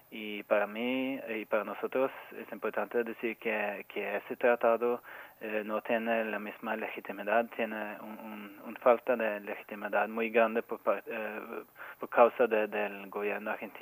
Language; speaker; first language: Spanish; non-native, fluent; Norwegian